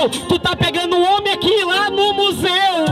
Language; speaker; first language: Portuguese; native; Portuguese